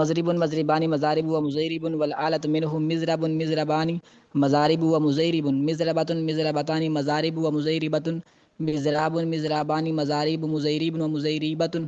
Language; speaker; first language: Arabic; non-native, learner; Urdu